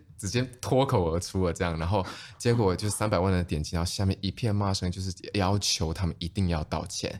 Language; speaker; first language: Chinese; native; Chinese